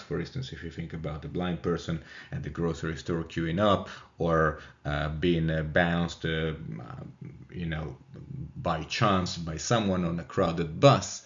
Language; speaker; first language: English; non-native, fluent; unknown